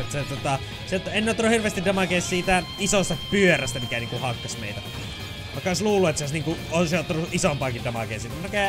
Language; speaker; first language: Finnish; native; Finnish